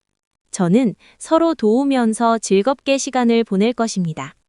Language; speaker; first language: Korean; non-native, learner; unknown